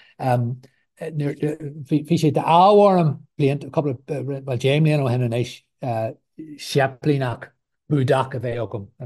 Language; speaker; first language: Irish; non-native, local second language; English